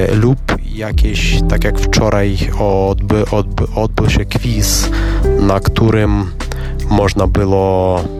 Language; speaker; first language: Polish; non-native, fluent; Ukrainian